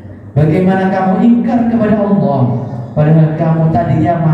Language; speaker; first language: Indonesian; native; Indonesian